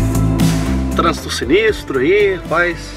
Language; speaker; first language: Portuguese; native; Portuguese